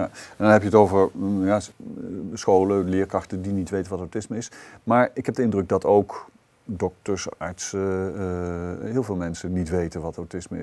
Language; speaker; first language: Dutch; native; Dutch